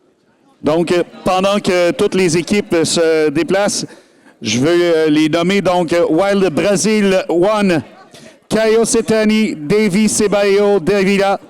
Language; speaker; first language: French; native; French